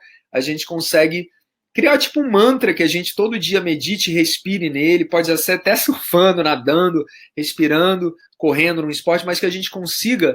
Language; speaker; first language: Portuguese; native; Portuguese